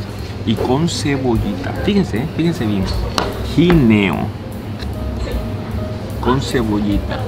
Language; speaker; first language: Spanish; native; Spanish